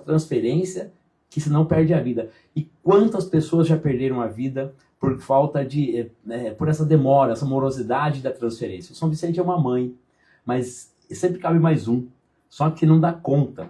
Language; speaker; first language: Portuguese; native; Portuguese